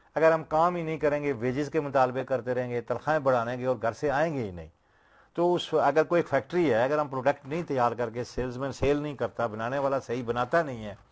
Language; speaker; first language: Urdu; non-native, local second language; Punjabi